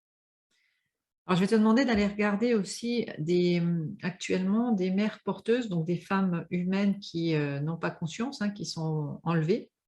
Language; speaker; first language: French; native; French